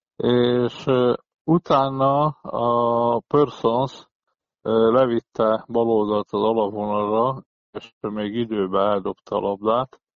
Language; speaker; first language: Hungarian; native; Hungarian